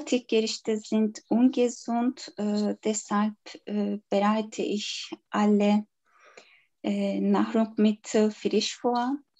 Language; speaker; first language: German; non-native, learner; Turkish